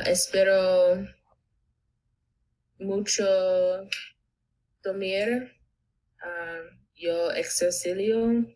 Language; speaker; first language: Spanish; non-native, learner; English